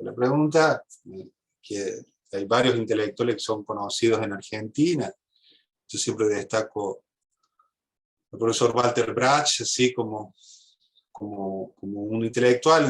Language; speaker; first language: Spanish; non-native, fluent; Portuguese